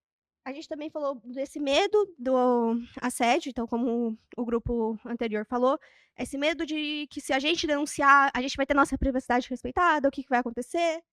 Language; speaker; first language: Portuguese; native; Portuguese